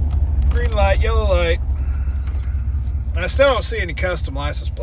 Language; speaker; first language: English; native; English